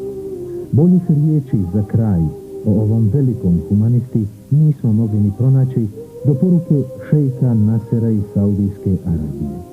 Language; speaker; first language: Bosnian; native; Bosnian